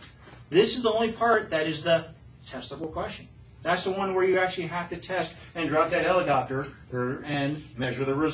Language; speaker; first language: English; native; English